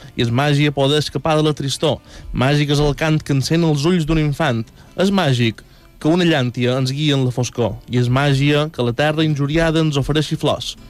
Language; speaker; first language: Catalan; native; Catalan